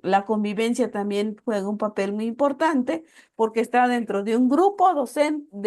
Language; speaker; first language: Spanish; native; Spanish